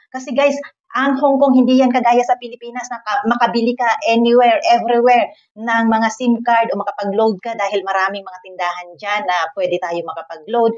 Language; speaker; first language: Filipino; native; Filipino